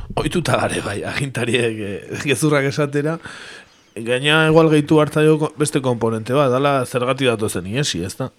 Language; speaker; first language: Basque; native; Basque